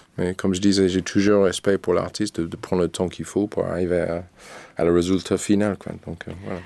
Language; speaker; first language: French; non-native, fluent; English